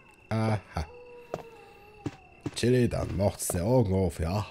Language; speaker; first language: German; native; German